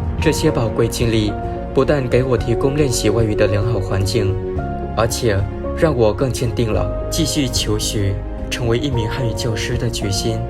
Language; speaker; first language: Chinese; non-native, fluent; Vietnamese